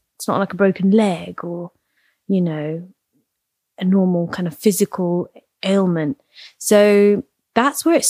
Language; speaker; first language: English; native; English